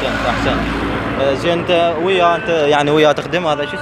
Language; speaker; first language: Arabic; native; Arabic